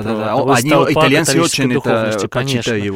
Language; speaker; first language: Russian; non-native, learner; Spanish